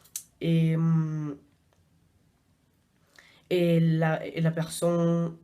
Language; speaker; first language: French; non-native, learner; Spanish